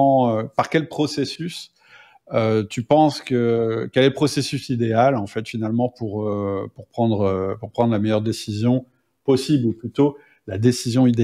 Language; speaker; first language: French; native; French